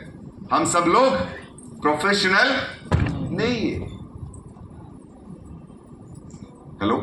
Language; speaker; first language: Hindi; non-native, local second language; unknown